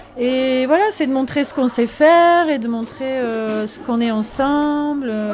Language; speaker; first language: French; native; French